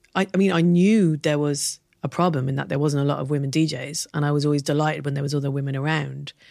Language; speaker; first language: English; native; English